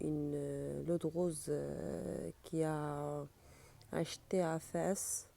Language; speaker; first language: French; non-native, learner; Arabic